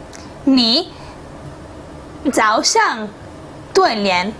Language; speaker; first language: Chinese; non-native, fluent; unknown